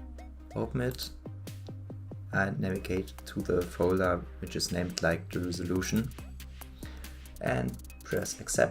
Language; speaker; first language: English; non-native, fluent; German